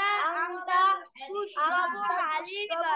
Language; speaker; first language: Arabic; non-native, learner; Bangla